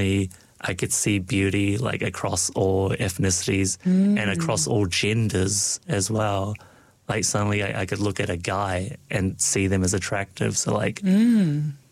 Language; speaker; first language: English; non-native, local second language; Cantonese